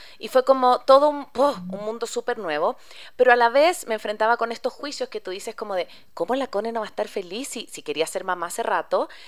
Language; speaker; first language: Spanish; native; Spanish